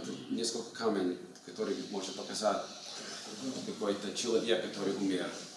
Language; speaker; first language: Russian; non-native, learner; English